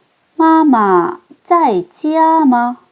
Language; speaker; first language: Chinese; non-native, fluent; Korean